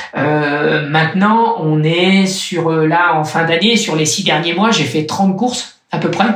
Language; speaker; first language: French; native; French